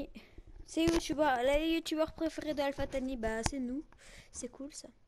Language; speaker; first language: French; native; French